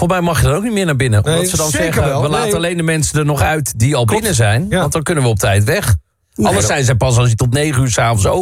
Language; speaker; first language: Dutch; native; Dutch